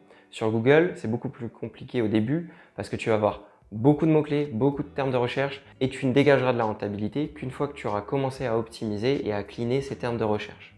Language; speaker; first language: French; native; French